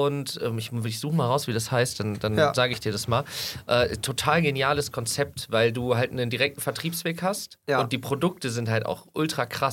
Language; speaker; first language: German; native; German